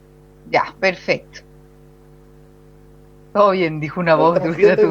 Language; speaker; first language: Spanish; native; Spanish